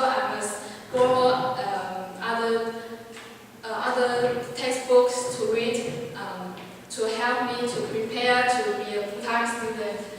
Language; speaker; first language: English; non-native, learner; Chinese